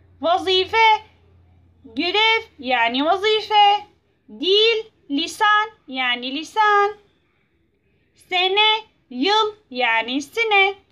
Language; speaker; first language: Turkish; non-native, learner; Arabic